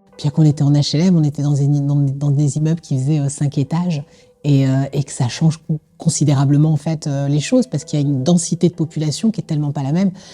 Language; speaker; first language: French; native; French